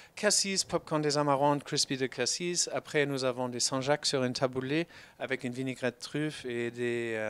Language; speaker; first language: French; non-native, fluent; German